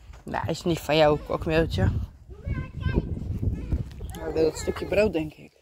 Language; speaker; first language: Dutch; native; Dutch